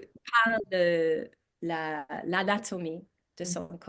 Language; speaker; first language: French; non-native, learner; English